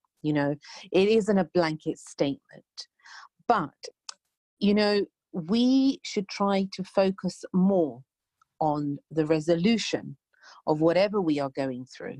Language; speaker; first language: English; native; English